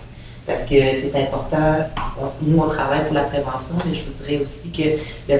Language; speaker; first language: French; native; French